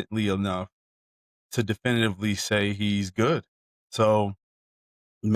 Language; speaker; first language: English; native; English